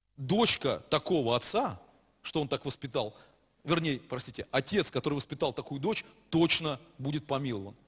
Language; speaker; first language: Russian; native; Russian